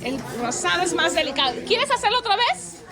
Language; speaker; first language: Spanish; non-native, fluent; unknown